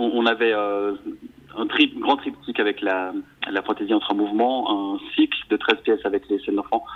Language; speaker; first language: French; native; French